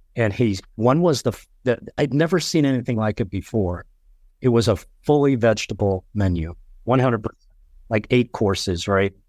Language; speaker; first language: English; native; English